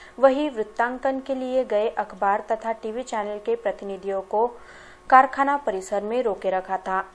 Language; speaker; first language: Hindi; non-native, local second language; Marathi